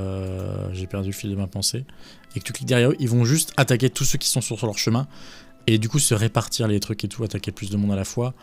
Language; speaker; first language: French; native; French